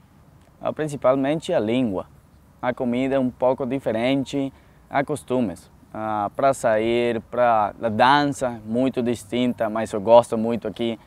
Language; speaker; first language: Portuguese; non-native, fluent; Spanish